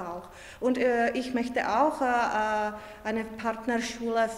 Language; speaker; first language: German; non-native, learner; Czech